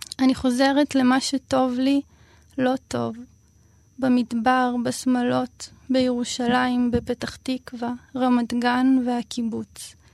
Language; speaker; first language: Hebrew; early bilingual, other home language; Russian